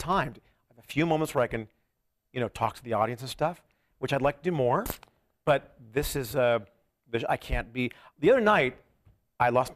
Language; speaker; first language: English; native; English